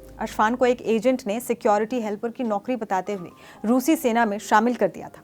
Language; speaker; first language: Hindi; native; Hindi